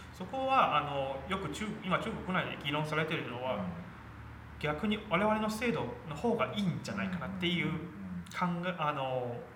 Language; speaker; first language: Japanese; non-native, fluent; Chinese